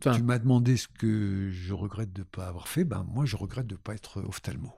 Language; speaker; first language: French; native; French